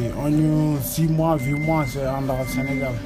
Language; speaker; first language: French; non-native, learner; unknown